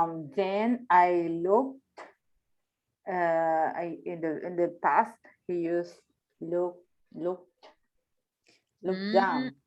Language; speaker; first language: English; non-native, learner; Spanish